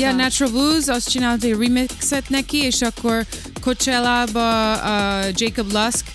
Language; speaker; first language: Hungarian; early bilingual, heritage; Hungarian